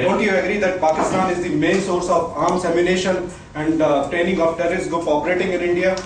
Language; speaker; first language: English; non-native, local second language; Hindi